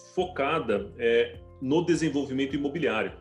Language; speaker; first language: Portuguese; early bilingual, other home language; Chinese